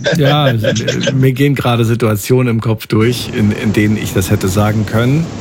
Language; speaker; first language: German; native; German